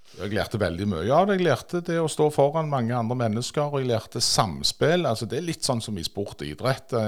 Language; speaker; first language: Norwegian; native; Norwegian